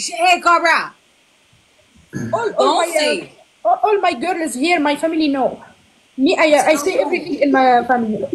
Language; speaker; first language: English; non-native, learner; Arabic